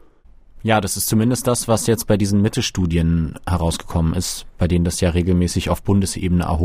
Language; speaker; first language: German; native; German